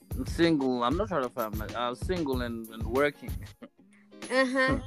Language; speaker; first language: English; non-native, local second language; Shona